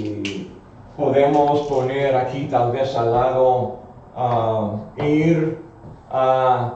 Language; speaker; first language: Spanish; non-native, fluent; English